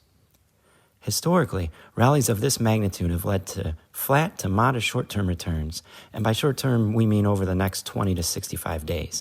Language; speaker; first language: English; native; English